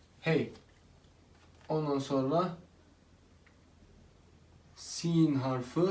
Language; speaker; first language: Turkish; non-native, fluent; Arabic